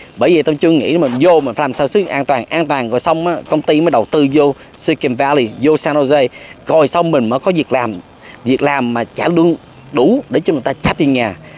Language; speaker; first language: Vietnamese; early bilingual, other home language; English